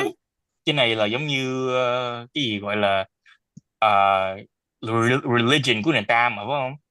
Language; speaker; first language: Vietnamese; early bilingual, heritage; Vietnamese